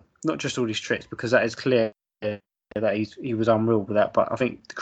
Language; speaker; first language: English; native; English